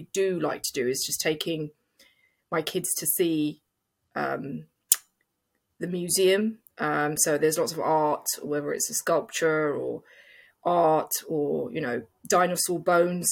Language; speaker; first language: English; native; English